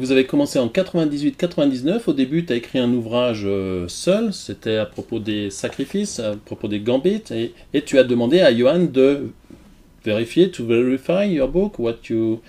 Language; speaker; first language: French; native; French